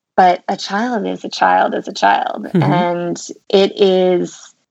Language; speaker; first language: English; native; English